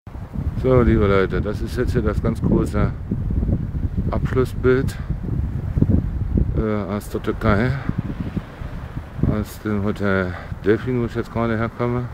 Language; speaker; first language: German; native; German